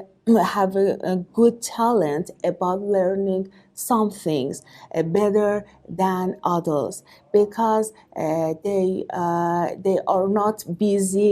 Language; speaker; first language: English; non-native, learner; Persian